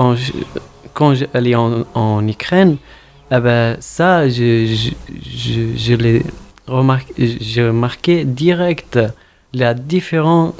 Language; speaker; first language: French; non-native, fluent; Arabic